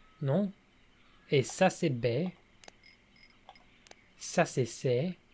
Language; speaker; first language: French; non-native, learner; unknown